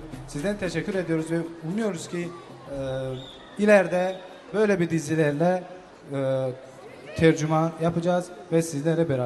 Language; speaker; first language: Turkish; non-native, fluent; Tajik